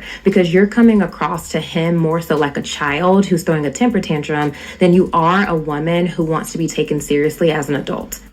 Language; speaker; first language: English; native; English